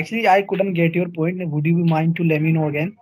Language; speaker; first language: English; non-native, learner; Hindi